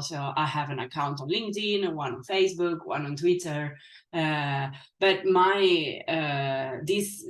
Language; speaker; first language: English; non-native, fluent; Italian